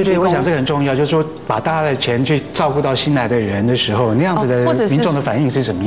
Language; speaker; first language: Chinese; native; Chinese